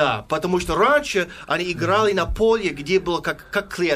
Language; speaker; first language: Russian; non-native, fluent; English